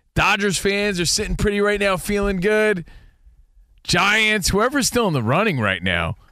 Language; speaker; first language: English; native; English